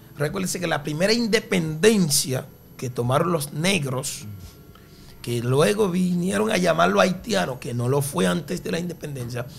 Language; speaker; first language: Spanish; early bilingual, other home language; Haitian Creole